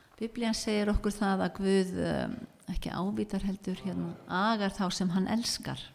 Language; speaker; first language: Icelandic; early bilingual, heritage; Icelandic